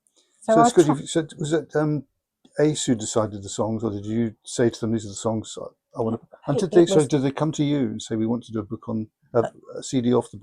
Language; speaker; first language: English; native; English